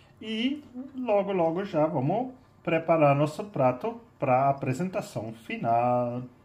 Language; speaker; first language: Portuguese; non-native, fluent; German